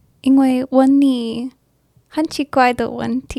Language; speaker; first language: Chinese; non-native, learner; English